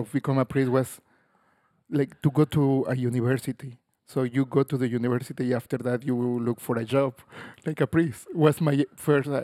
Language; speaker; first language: English; non-native, learner; Spanish